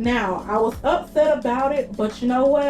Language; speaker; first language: English; native; English